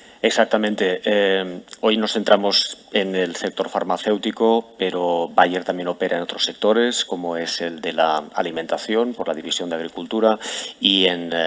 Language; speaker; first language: Spanish; native; Spanish